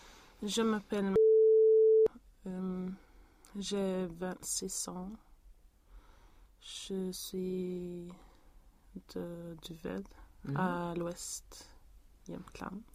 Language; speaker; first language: French; non-native, learner; Swedish